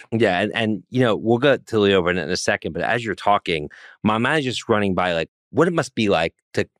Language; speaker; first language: English; native; English